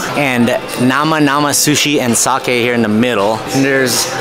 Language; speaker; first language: English; native; English